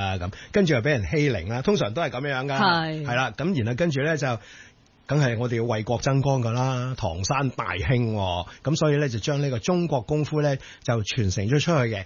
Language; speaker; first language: Cantonese; native; Cantonese